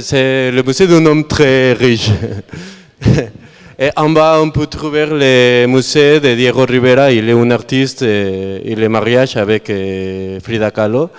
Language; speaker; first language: French; non-native, learner; Spanish